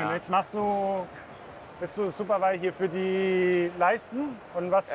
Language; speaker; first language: German; native; German